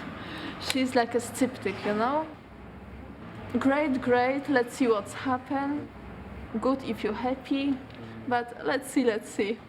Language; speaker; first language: English; non-native, learner; Polish